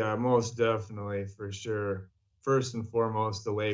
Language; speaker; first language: English; native; English